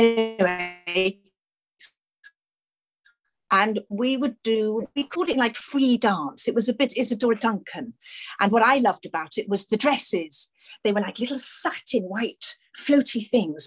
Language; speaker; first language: English; native; English